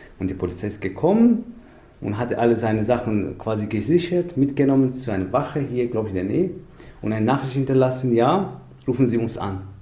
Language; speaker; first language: German; non-native, fluent; Persian